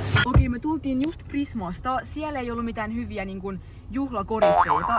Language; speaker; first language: Finnish; native; Finnish